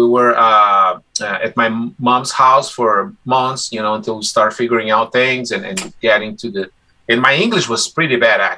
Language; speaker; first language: English; non-native, fluent; Portuguese